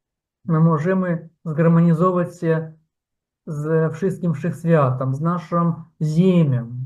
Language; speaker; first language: Polish; non-native, fluent; Ukrainian